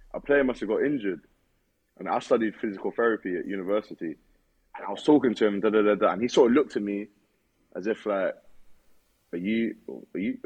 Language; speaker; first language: English; native; English